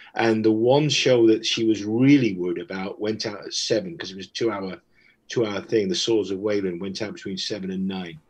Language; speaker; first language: English; native; English